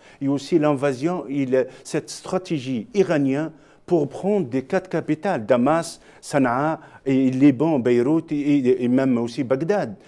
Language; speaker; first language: French; non-native, local second language; Arabic